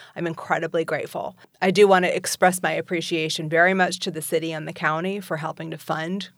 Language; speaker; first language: English; native; English